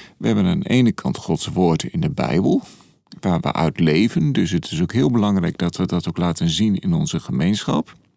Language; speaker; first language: Dutch; native; Dutch